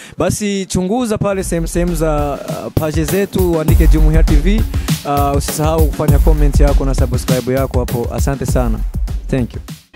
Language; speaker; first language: Swahili; non-native, local second language; Rundi